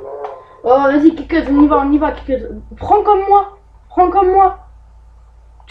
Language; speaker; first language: French; native; French